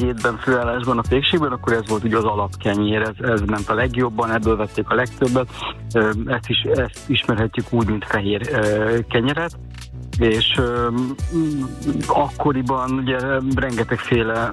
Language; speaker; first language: Hungarian; native; Hungarian